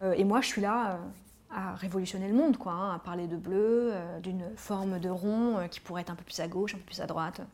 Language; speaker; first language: French; native; French